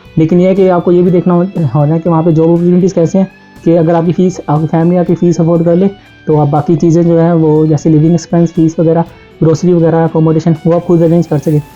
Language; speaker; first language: Urdu; non-native, local second language; Punjabi